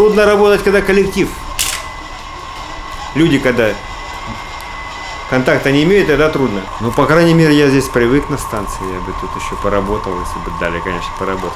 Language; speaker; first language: Russian; native; Russian